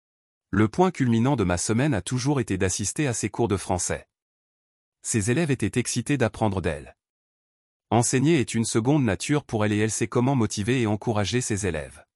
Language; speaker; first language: French; non-native, local second language; English